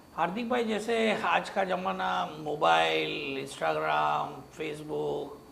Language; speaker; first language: Hindi; non-native, local second language; Marathi